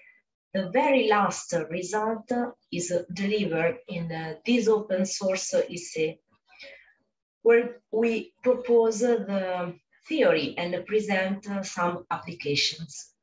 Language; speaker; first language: English; non-native, fluent; Italian